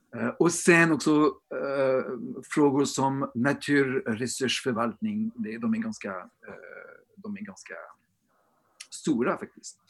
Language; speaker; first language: Swedish; non-native, fluent; French